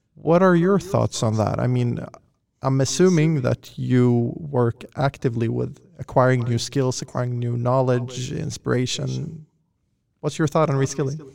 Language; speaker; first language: English; non-native, fluent; Swedish